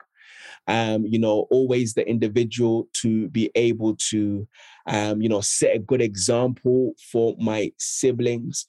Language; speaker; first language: English; native; English